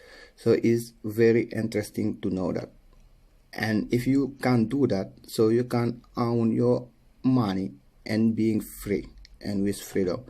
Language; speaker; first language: English; non-native, learner; Wolof